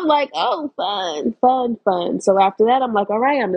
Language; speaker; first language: English; native; English